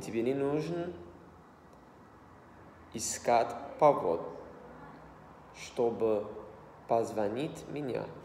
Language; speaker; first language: Russian; non-native, learner; English